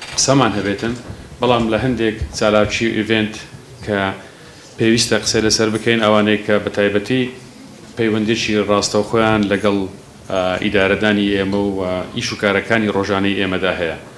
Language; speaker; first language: Central Kurdish; native; Central Kurdish